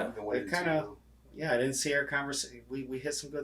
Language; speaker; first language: English; native; English